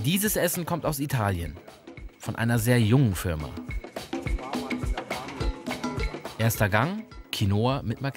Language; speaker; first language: German; native; German